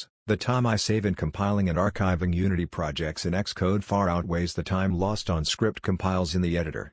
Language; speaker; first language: English; native; English